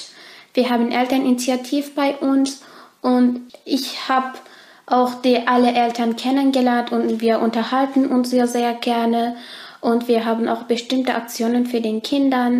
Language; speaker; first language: German; non-native, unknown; Turkish